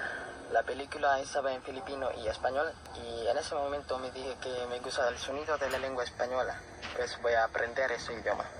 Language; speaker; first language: Spanish; non-native, fluent; Filipino